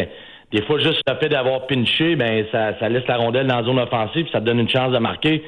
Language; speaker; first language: French; native; French